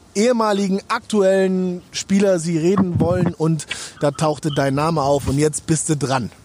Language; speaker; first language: German; native; German